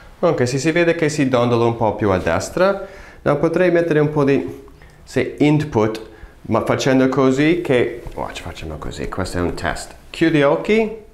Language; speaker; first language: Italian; non-native, fluent; English